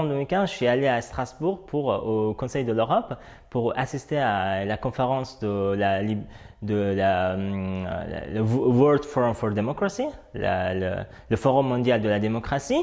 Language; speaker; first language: French; non-native, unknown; Persian